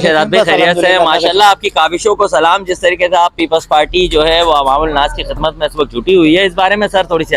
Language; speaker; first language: Urdu; native; Urdu